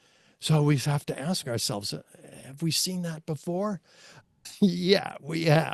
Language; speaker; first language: English; native; English